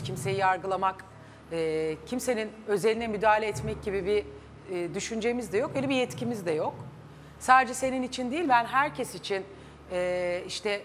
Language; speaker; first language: Turkish; native; Turkish